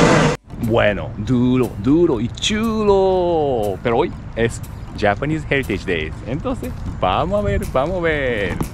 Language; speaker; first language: Spanish; non-native, learner; Japanese